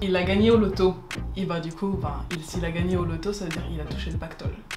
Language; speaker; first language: French; native; French